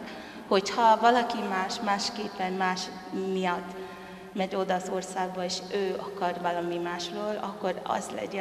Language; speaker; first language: Hungarian; non-native, fluent; Tongan